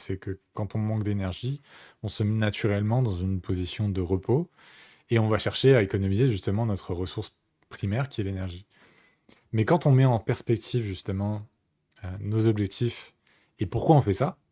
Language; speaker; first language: French; native; French